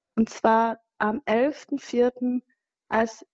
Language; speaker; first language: German; non-native, fluent; Kinyarwanda